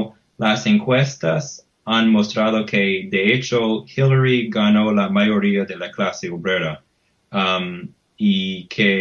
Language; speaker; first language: Spanish; non-native, fluent; English